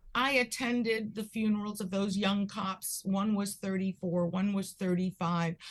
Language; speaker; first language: English; early bilingual, other home language; Spanish